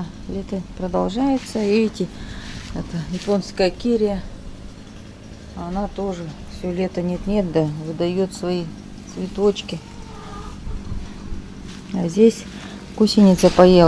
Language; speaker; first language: Russian; native; Russian